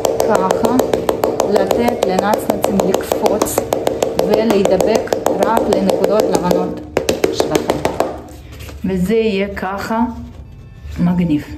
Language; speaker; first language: Hebrew; non-native, fluent; Russian